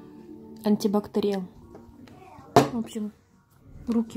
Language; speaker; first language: Russian; native; Russian